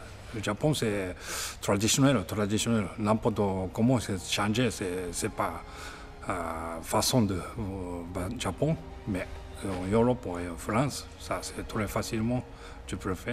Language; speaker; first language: French; non-native, learner; Japanese